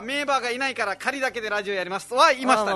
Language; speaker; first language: Japanese; non-native, fluent; Nepali